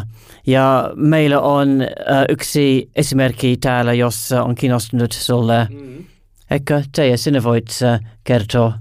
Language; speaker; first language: Finnish; non-native, learner; English